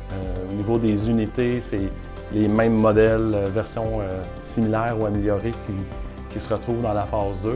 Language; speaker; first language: French; native; French